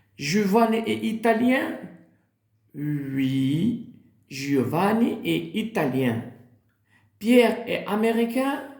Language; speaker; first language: French; non-native, local second language; Arabic